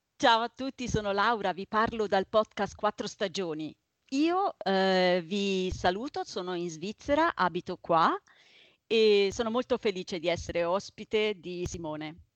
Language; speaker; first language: Italian; native; Italian